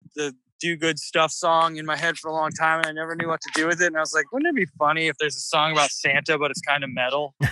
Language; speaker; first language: English; native; English